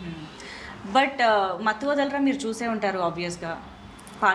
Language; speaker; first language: Telugu; native; Telugu